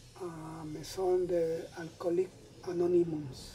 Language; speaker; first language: French; non-native, learner; Spanish